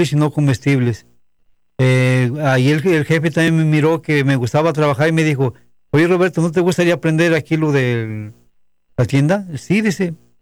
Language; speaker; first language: Spanish; native; Spanish